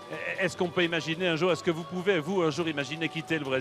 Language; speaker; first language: French; native; French